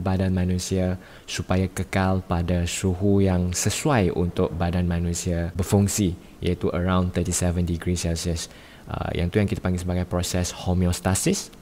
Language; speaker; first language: Malay; native; Malay